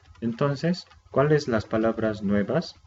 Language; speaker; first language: Spanish; non-native, fluent; Korean